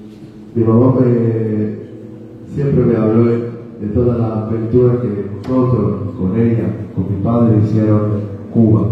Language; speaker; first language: Spanish; non-native, learner; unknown